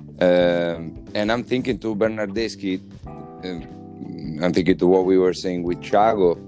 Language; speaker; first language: English; non-native, fluent; Italian